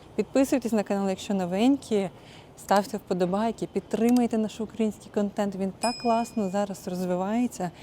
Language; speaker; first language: Ukrainian; non-native, local second language; Russian